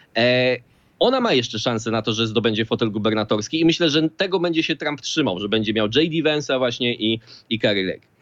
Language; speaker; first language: Polish; native; Polish